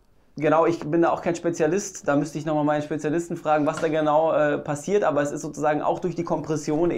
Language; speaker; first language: German; native; German